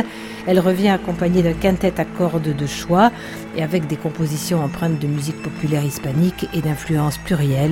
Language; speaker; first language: French; native; French